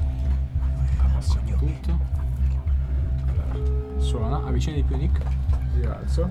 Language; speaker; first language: Italian; native; Italian